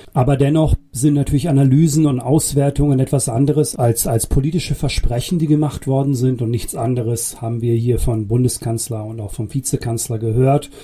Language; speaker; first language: German; early bilingual, other home language; Bosnian